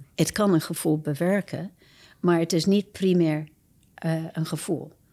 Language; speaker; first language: Dutch; non-native, fluent; English